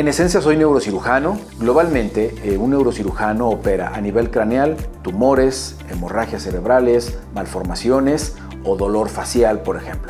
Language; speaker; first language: Spanish; native; Spanish